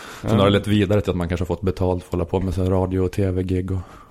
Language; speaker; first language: Swedish; native; Swedish